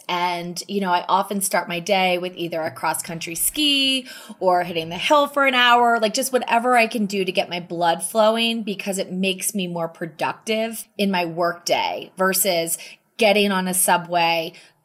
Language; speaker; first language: English; native; English